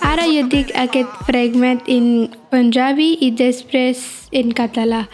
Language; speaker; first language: Catalan; non-native, learner; Punjabi